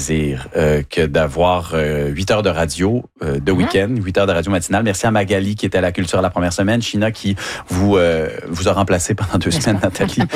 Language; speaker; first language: French; native; French